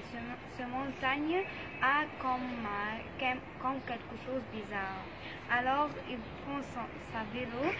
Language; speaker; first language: French; non-native, learner; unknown